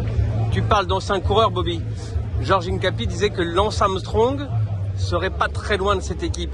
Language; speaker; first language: French; native; French